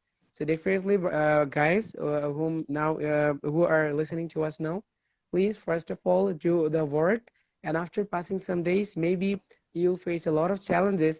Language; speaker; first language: English; non-native, fluent; Bangla